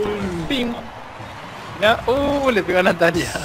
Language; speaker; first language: Spanish; native; Spanish